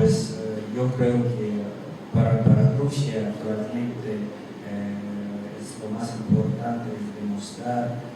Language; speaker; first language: Spanish; non-native, fluent; Russian